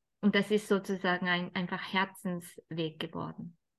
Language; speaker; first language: German; non-native, fluent; Japanese